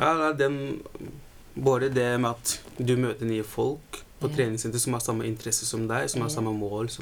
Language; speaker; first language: Norwegian; early bilingual, other home language; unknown